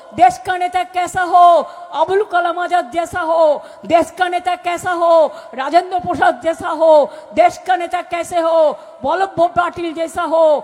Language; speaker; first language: Hindi; non-native, local second language; Bangla